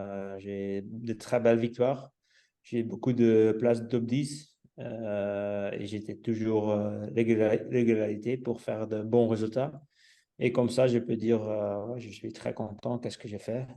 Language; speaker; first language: French; non-native, local second language; Dutch